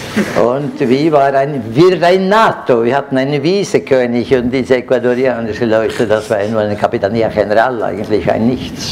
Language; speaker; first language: German; non-native, fluent; Norwegian